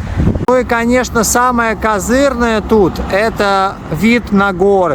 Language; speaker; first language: Russian; native; Russian